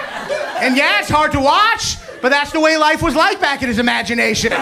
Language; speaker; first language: English; native; English